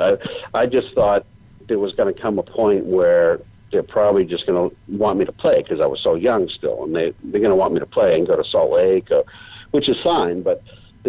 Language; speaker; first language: English; native; English